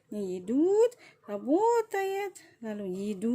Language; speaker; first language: Russian; non-native, fluent; Indonesian